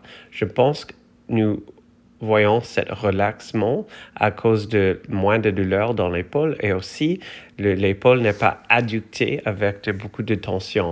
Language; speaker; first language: French; non-native, fluent; English